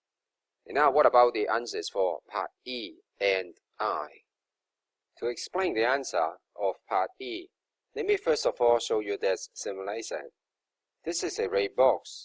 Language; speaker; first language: English; non-native, local second language; Cantonese